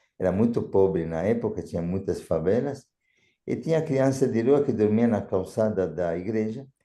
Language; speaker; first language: Portuguese; non-native, fluent; Italian